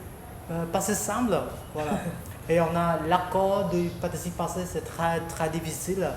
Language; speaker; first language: French; non-native, fluent; Khmer